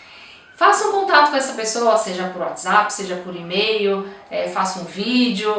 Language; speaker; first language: Portuguese; native; Portuguese